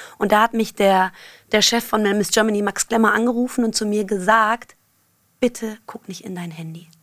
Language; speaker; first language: German; early bilingual, other home language; Persian